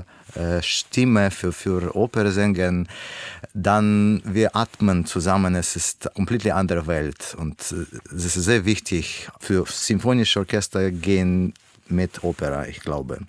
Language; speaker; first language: German; non-native, learner; Russian